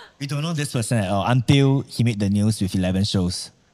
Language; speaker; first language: English; non-native, local second language; Chinese